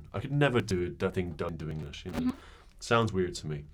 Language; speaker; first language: English; native; English